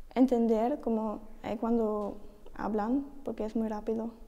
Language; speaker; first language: Spanish; non-native, learner; German